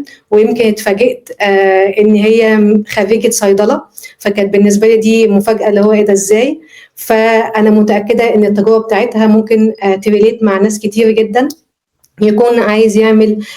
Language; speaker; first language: Arabic; native; Arabic